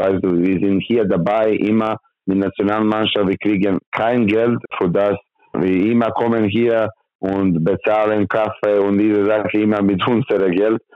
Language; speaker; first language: German; non-native, learner; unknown